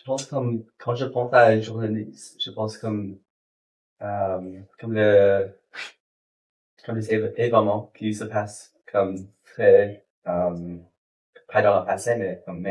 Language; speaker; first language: French; non-native, local second language; English